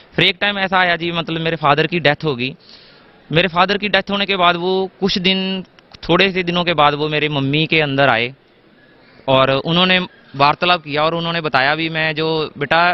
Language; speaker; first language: Hindi; native; Hindi